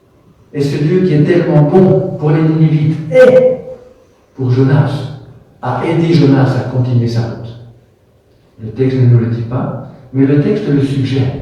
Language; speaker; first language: French; native; French